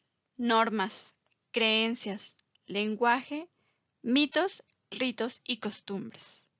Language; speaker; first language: Spanish; native; Spanish